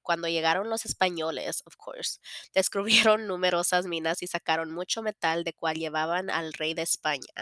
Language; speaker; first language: Spanish; early bilingual, heritage; Spanish